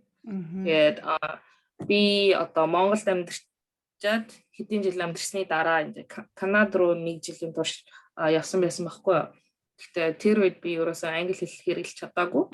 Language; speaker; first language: Mongolian; early bilingual, other home language; Korean